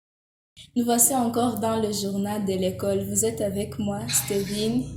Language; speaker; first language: French; non-native, local second language; Kinyarwanda